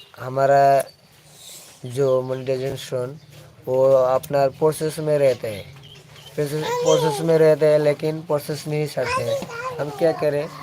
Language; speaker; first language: Hindi; non-native, local second language; Bangla